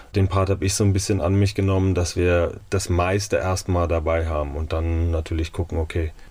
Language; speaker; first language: German; native; German